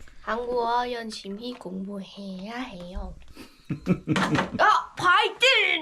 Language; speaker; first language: Korean; non-native, learner; Vietnamese